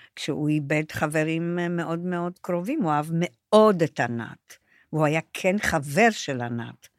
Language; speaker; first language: Hebrew; non-native, fluent; Romanian